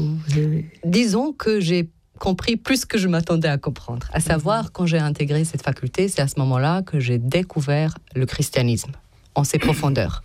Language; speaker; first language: French; non-native, fluent; Serbian